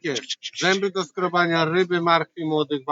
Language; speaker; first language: Polish; native; Polish